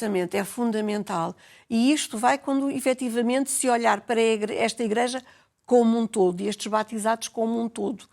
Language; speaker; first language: Portuguese; native; Portuguese